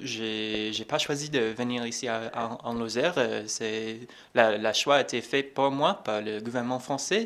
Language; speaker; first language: French; non-native, fluent; English